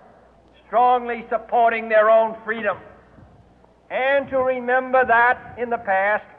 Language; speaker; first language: English; native; English